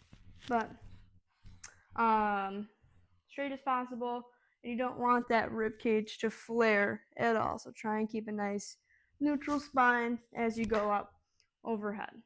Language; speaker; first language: English; native; English